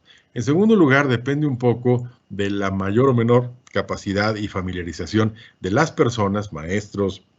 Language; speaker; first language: Spanish; native; Spanish